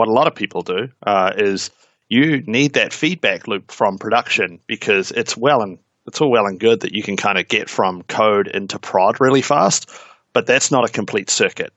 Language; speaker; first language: English; native; English